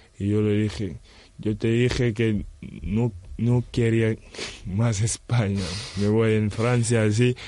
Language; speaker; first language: Spanish; non-native, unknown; Wolof